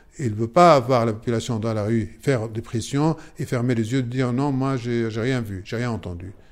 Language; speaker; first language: French; non-native, fluent; Arabic